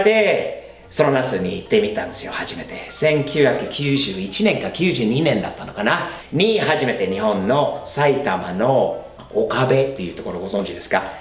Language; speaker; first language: Japanese; non-native, fluent; English